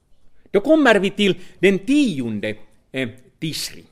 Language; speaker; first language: Swedish; non-native, fluent; Finnish